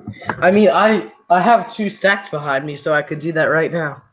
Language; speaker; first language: English; native; English